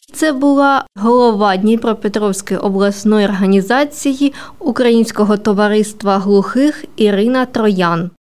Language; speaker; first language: Ukrainian; native; Ukrainian